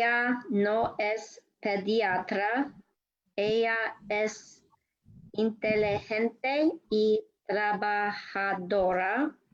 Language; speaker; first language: Spanish; non-native, learner; English